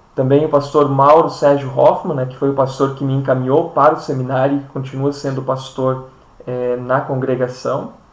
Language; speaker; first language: Portuguese; native; Portuguese